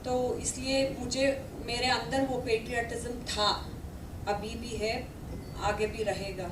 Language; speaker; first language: Hindi; non-native, local second language; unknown